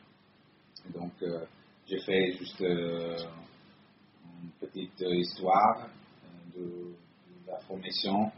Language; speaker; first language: French; non-native, fluent; Italian